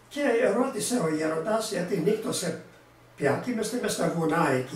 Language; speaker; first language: Greek; early bilingual, heritage; Greek